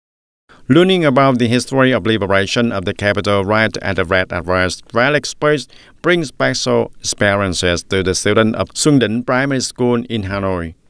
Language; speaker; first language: English; non-native, fluent; Vietnamese